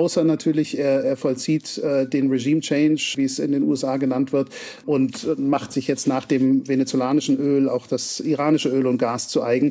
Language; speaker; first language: German; native; German